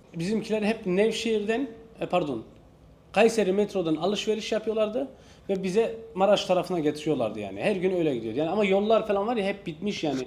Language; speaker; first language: Turkish; native; Turkish